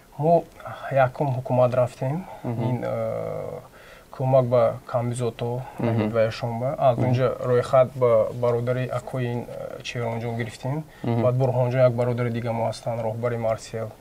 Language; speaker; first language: Tajik; native; Tajik